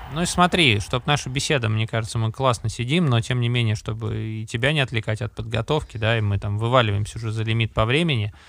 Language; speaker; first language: Russian; native; Russian